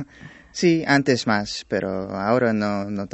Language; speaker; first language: Spanish; non-native, fluent; English